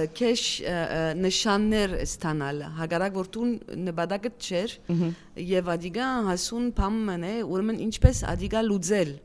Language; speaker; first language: Armenian; early bilingual, heritage; Armenian